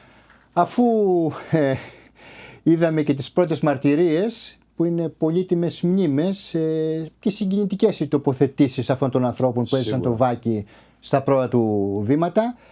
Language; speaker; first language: Greek; native; Greek